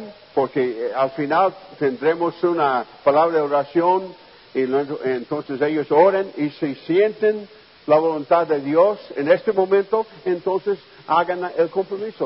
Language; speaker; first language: Spanish; non-native, fluent; English